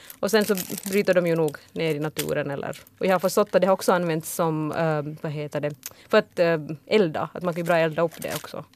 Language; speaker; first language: Swedish; early bilingual, other home language; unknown